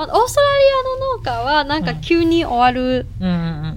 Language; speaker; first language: Japanese; non-native, fluent; Cantonese